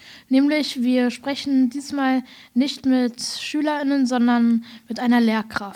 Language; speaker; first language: German; native; German